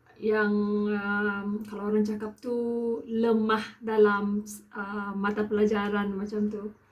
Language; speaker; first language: Malay; non-native, local second language; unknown